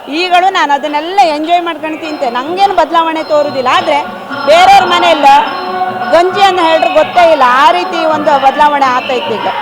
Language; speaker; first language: Kannada; native; Kannada